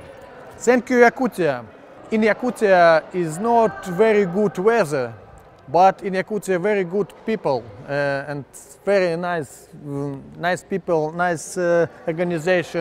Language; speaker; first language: English; non-native, learner; Russian